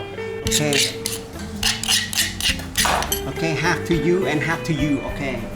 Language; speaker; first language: English; non-native, learner; Khmer